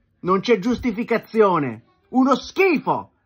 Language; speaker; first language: Italian; native; Italian